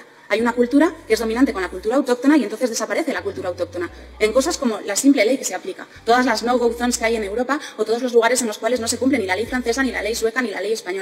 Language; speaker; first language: Spanish; native; Spanish